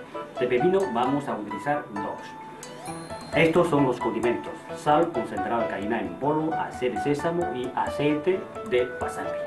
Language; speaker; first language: Spanish; non-native, fluent; Chinese